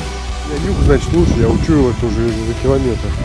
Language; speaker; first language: Russian; native; Russian